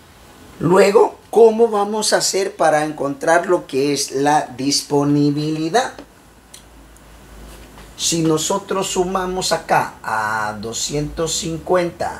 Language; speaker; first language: Spanish; native; Spanish